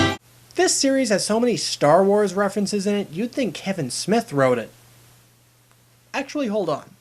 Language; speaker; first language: English; native; English